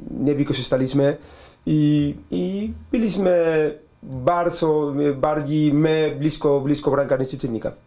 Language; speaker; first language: Polish; non-native, learner; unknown